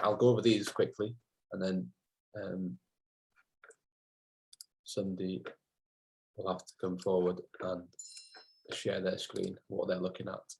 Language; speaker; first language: English; native; English